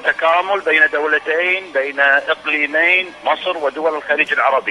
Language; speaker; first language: Arabic; native; Arabic